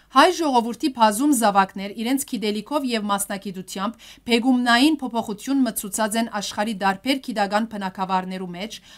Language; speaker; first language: Armenian; early bilingual, heritage; Armenian